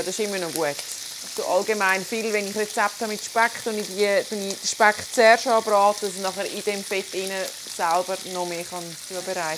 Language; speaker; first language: German; native; German